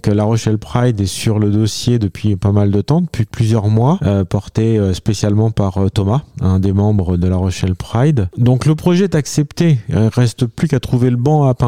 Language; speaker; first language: French; native; French